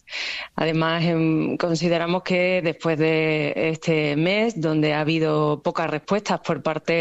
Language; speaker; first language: Spanish; native; Spanish